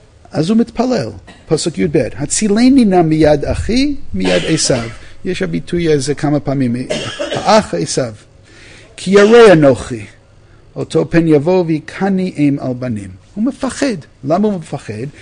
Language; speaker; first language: Hebrew; non-native, fluent; English